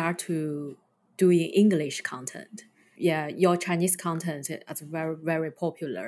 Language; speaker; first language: English; non-native, fluent; Chinese